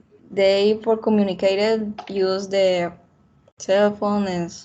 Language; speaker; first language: English; non-native, learner; Spanish